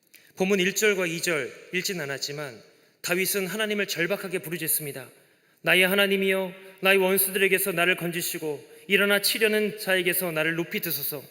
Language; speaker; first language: Korean; native; Korean